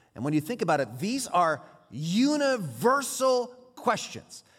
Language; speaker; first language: English; early bilingual, other home language; Swiss German